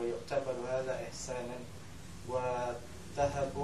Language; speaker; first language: Arabic; non-native, fluent; Indonesian